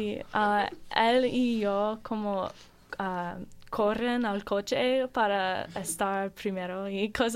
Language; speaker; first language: Spanish; non-native, learner; English